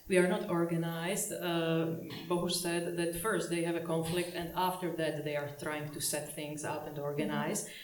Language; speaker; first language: English; non-native, fluent; Slovak